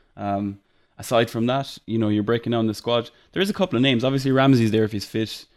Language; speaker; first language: English; native; English